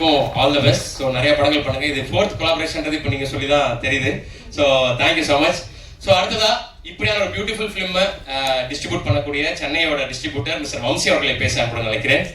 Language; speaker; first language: Tamil; native; Tamil